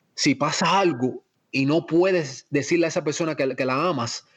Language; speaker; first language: Spanish; early bilingual, heritage; Spanish